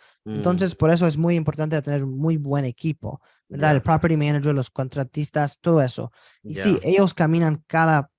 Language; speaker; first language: Spanish; early bilingual, heritage; Spanish